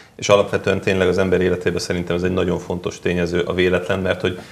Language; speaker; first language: Hungarian; native; Hungarian